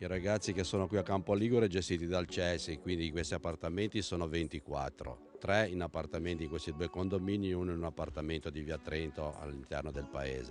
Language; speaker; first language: Italian; native; Italian